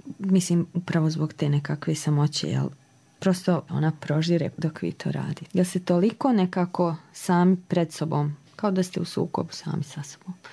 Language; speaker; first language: Serbian; native; Serbian